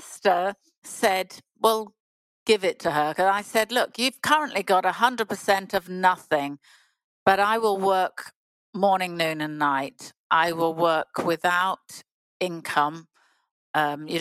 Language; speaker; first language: English; native; English